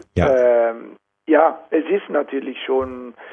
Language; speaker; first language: German; non-native, fluent; Italian